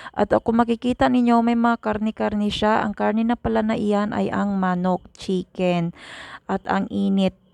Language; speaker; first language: Filipino; native; Filipino